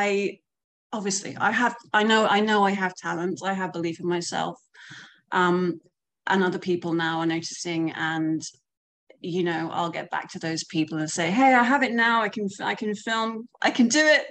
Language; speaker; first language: English; native; English